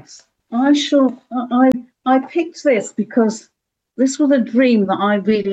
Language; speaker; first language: English; native; English